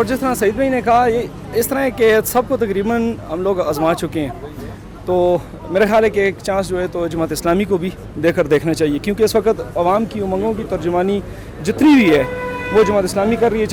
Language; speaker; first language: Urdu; non-native, local second language; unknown